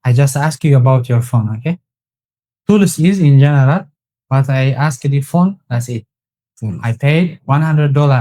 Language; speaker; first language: English; non-native, fluent; Tigrinya